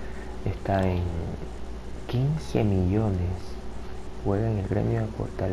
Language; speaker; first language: Spanish; native; Spanish